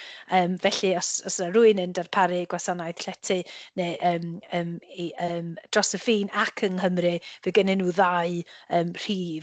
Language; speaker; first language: Welsh; native; Welsh